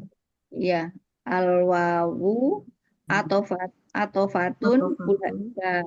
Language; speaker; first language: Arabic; non-native, learner; Indonesian